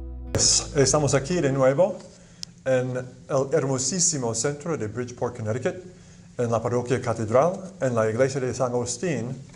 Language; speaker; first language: Spanish; non-native, fluent; English